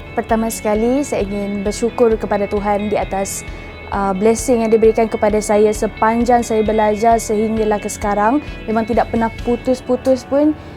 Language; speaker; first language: Malay; non-native, local second language; Iban